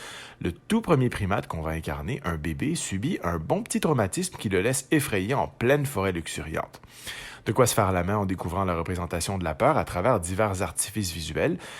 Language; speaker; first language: French; native; French